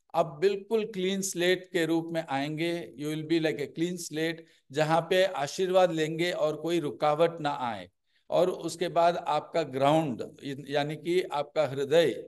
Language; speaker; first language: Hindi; non-native, local second language; Telugu